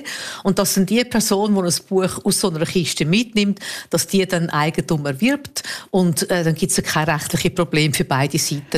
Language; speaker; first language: German; native; German